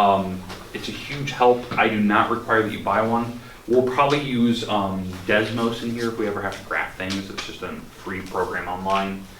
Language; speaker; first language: English; native; English